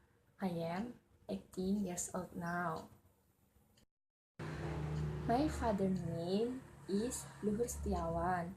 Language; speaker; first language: English; non-native, learner; Indonesian